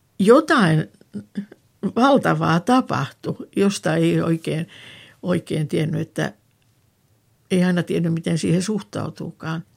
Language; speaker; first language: Finnish; native; Finnish